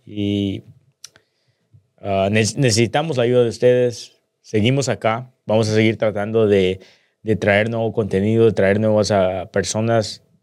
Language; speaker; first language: Spanish; early bilingual, heritage; Spanish